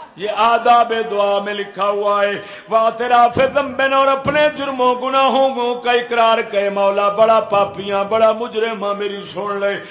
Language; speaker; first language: Urdu; native; Urdu